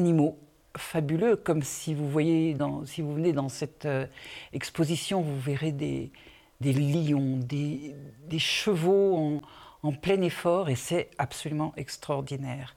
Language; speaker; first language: French; native; French